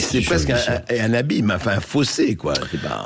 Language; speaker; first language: French; native; French